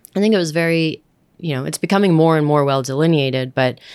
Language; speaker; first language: English; early bilingual, other home language; Filipino